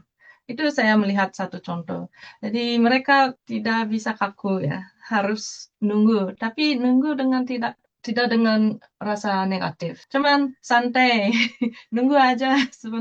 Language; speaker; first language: Indonesian; non-native, fluent; Japanese